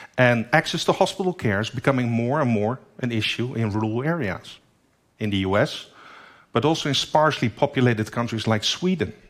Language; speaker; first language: English; non-native, fluent; Dutch